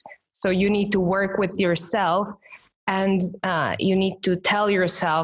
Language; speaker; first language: English; non-native, fluent; Romanian